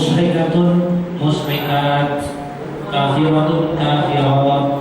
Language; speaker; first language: Arabic; non-native, fluent; Indonesian